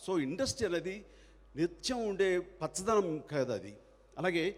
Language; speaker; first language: Telugu; native; Telugu